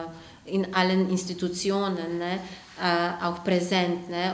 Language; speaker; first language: German; non-native, fluent; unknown